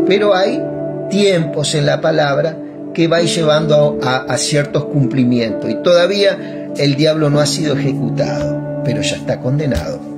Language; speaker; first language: Spanish; native; Spanish